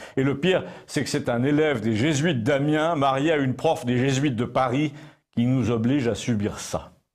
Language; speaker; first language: French; native; French